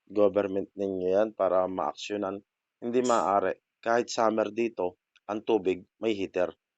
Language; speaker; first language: Filipino; native; Filipino